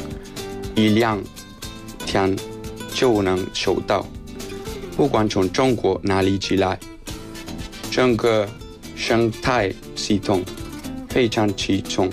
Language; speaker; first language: Chinese; non-native, fluent; Spanish